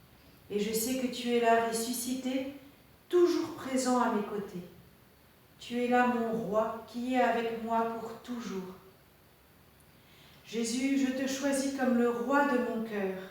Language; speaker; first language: French; native; French